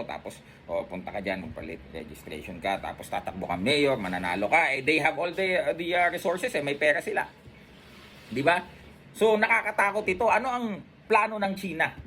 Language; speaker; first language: Filipino; native; Filipino